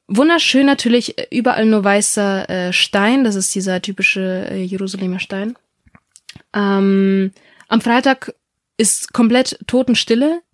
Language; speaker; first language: German; non-native, local second language; Russian